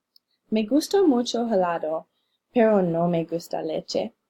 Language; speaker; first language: Spanish; non-native, learner; English